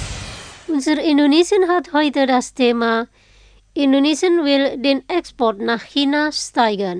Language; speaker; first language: German; non-native, fluent; Indonesian